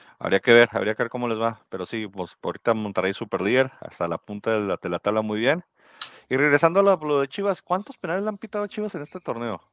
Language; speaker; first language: Spanish; native; Spanish